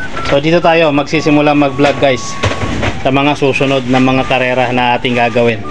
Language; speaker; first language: Filipino; native; Filipino